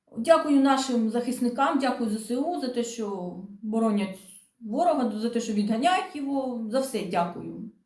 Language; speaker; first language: Ukrainian; non-native, local second language; Russian